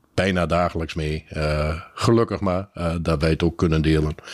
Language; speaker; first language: Dutch; native; Dutch